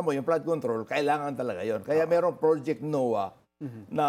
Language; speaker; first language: Filipino; non-native, local second language; Cebuano